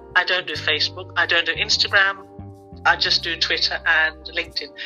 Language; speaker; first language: English; native; English